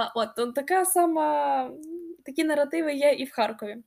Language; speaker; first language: Ukrainian; non-native, local second language; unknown